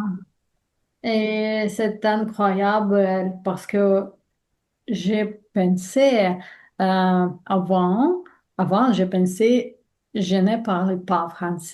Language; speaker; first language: French; non-native, learner; Russian